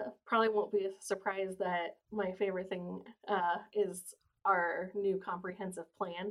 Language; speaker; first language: English; native; English